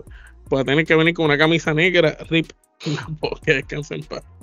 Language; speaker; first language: Spanish; native; Spanish